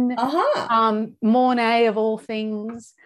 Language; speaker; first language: English; native; English